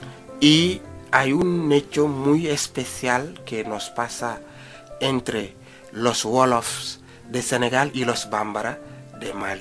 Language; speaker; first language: Spanish; non-native, fluent; Wolof